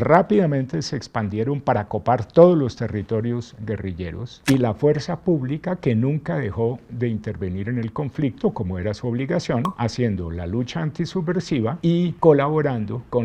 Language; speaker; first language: Spanish; native; Spanish